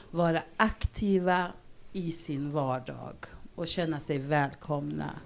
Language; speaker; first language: Swedish; early bilingual, other home language; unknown